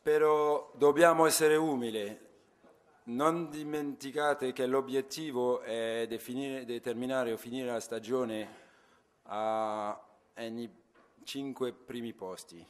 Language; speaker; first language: Italian; non-native, fluent; French